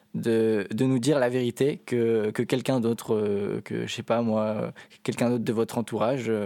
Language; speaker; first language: French; native; French